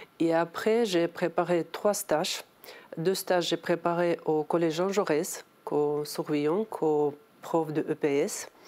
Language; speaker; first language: French; non-native, learner; Ukrainian